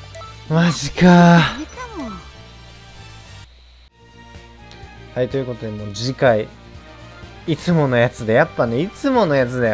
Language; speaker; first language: Japanese; native; Japanese